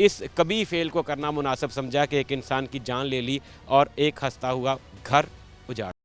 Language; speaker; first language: Hindi; non-native, local second language; Punjabi